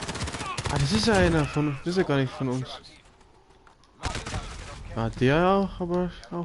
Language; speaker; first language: German; native; German